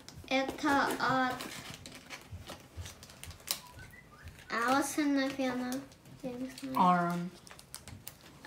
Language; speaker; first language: Russian; early bilingual, heritage; Russian